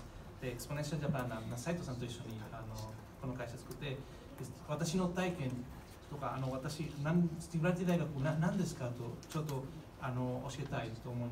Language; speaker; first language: Japanese; non-native, fluent; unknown